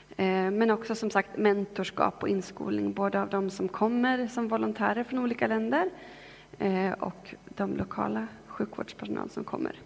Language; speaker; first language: Swedish; native; Swedish